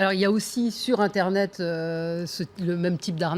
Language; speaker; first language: French; native; French